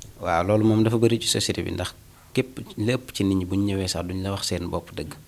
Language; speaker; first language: Wolof; native; Wolof